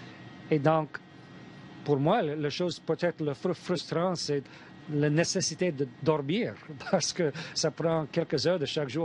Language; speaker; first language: French; non-native, fluent; English